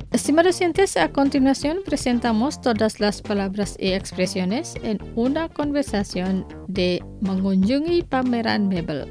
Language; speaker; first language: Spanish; non-native, fluent; Indonesian